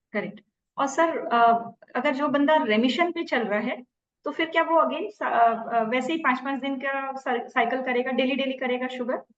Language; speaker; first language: Hindi; native; Hindi